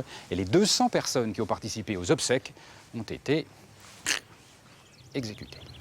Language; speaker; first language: French; native; French